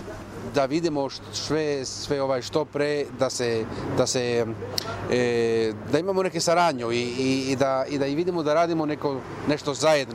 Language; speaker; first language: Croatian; non-native, local second language; Romany